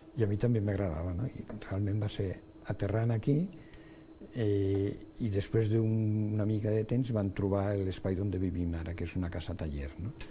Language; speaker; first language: Catalan; non-native, local second language; Spanish